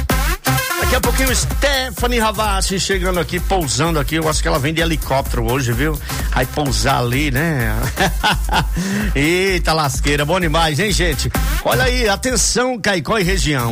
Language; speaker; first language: Portuguese; native; Portuguese